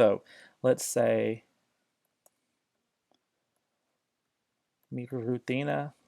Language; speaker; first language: Spanish; non-native, fluent; English